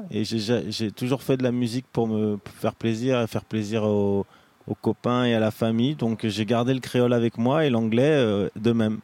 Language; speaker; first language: French; native; French